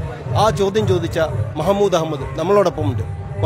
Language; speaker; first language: Malayalam; native; Malayalam